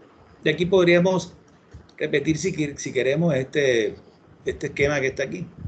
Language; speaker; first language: Spanish; native; Spanish